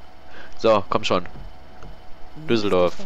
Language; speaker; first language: German; native; German